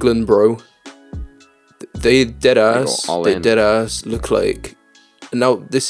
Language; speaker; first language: English; native; English